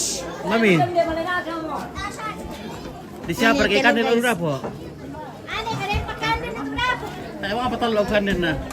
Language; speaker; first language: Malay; non-native, local second language; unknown